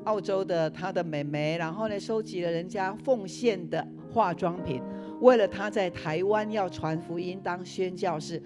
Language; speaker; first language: Chinese; native; Chinese